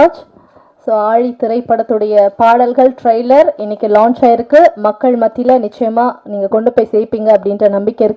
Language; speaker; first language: Tamil; native; Tamil